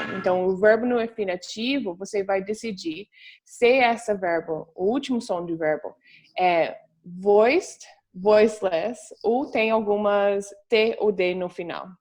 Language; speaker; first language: Portuguese; non-native, fluent; English